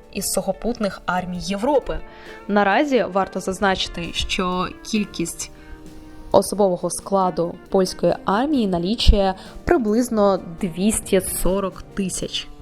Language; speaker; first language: Ukrainian; native; Ukrainian